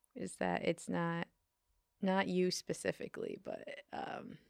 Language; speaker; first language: English; native; English